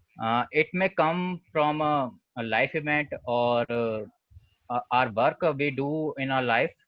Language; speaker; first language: English; non-native, learner; Hindi